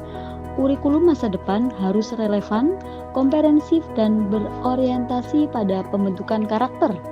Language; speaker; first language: Indonesian; native; Indonesian